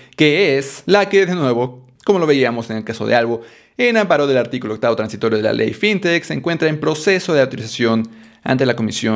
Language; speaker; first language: Spanish; native; Spanish